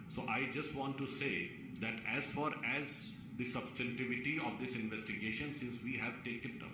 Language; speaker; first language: English; non-native, local second language; Hindi